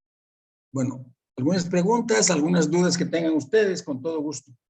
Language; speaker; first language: Spanish; native; Spanish